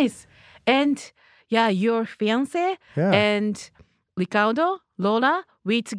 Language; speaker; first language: English; non-native, learner; Japanese